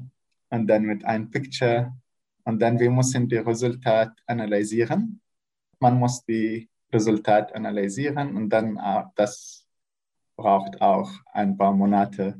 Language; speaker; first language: German; non-native, learner; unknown